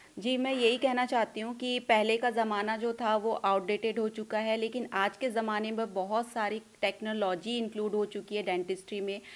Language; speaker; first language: Hindi; non-native, local second language; Punjabi